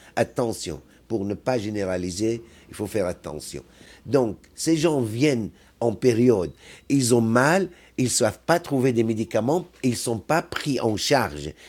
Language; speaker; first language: French; non-native, fluent; Arabic